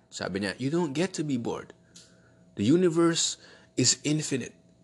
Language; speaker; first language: English; non-native, local second language; Filipino